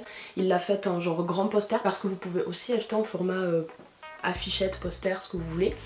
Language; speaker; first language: French; native; French